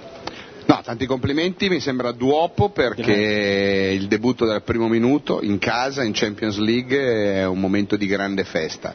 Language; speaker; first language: Italian; native; Italian